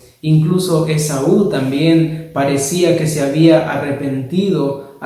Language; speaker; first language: Spanish; native; Spanish